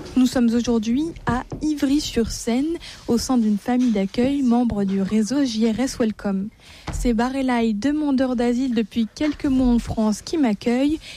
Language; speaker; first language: French; native; French